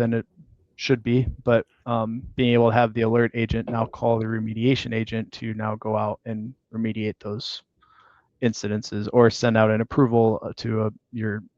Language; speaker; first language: English; native; English